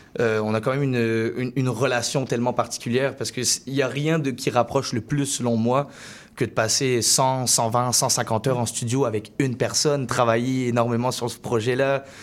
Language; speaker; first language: French; native; French